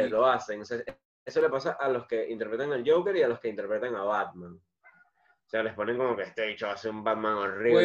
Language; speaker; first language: Spanish; native; Spanish